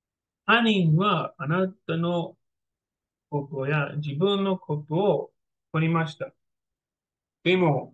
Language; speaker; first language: Japanese; non-native, learner; English